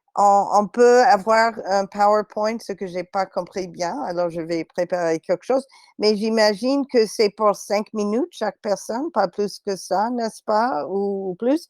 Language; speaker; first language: French; non-native, fluent; English